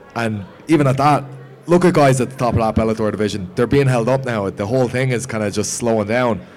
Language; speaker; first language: English; native; English